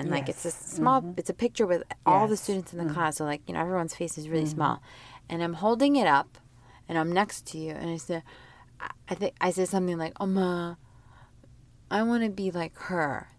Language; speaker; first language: English; early bilingual, other home language; Korean